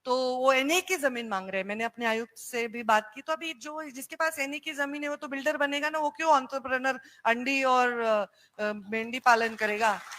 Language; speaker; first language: Hindi; non-native, local second language; Marathi